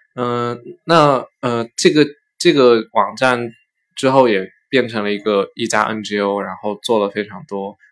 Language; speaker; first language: Chinese; native; Chinese